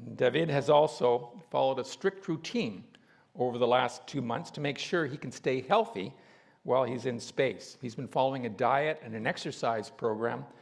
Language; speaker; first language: English; native; English